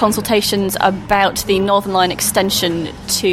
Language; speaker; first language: English; native; English